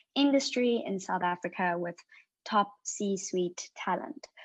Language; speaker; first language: English; native; English